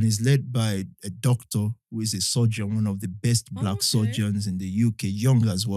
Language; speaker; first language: English; non-native, local second language; Yoruba